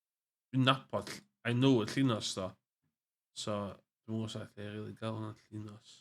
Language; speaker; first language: Welsh; native; Welsh